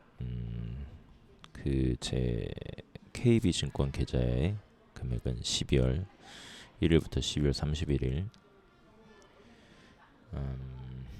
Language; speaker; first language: Korean; native; Korean